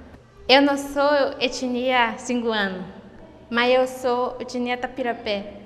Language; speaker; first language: Portuguese; non-native, local second language; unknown